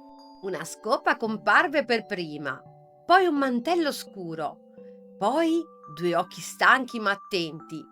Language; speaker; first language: Italian; native; Italian